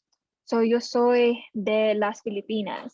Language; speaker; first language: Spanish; non-native, learner; Filipino